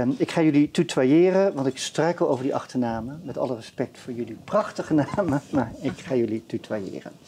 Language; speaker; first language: Dutch; native; Dutch